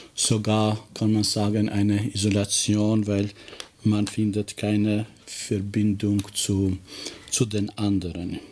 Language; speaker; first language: German; non-native, fluent; Albanian